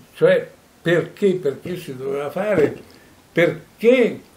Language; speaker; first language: Italian; native; Italian